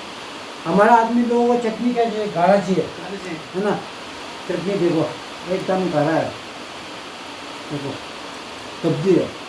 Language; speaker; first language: Hindi; non-native, local second language; Tibetan